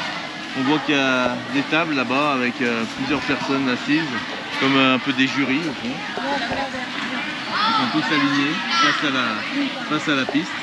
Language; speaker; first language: French; native; French